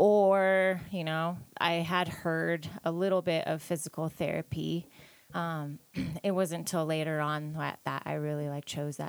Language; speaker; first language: English; native; English